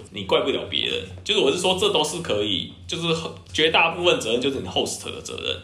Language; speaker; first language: Chinese; native; Chinese